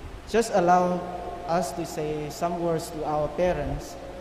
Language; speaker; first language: English; non-native, fluent; Vietnamese